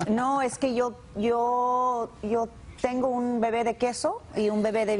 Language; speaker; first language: Spanish; non-native, learner; English